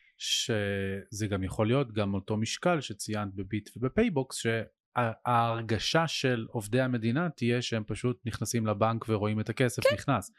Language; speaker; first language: Hebrew; native; Hebrew